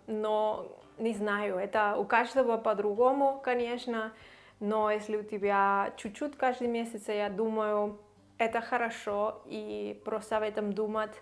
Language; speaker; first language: Russian; non-native, learner; Catalan